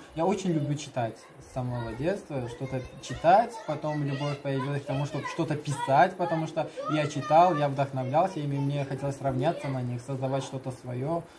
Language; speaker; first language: Russian; non-native, local second language; Karachay-Balkar